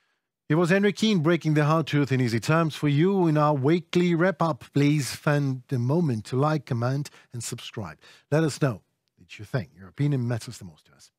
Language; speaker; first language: English; non-native, fluent; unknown